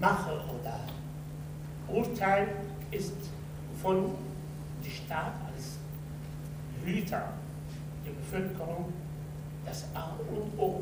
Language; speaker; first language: German; non-native, fluent; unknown